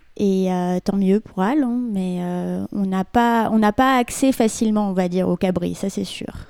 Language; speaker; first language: French; non-native, local second language; Arabic